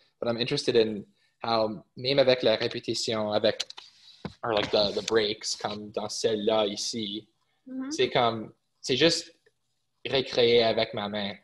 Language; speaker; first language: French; early bilingual, heritage; English